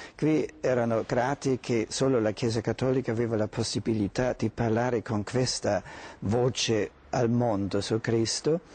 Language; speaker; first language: Italian; non-native, fluent; German